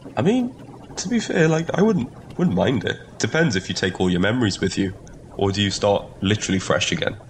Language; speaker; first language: English; non-native, local second language; Welsh